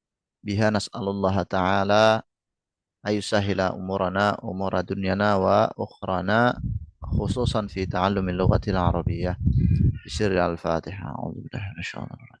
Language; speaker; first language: Arabic; non-native, fluent; Indonesian